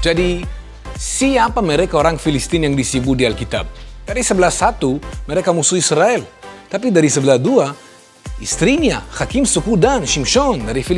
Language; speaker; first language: Indonesian; non-native, fluent; Hebrew